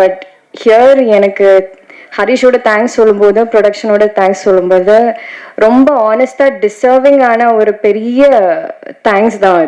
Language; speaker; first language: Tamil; non-native, learner; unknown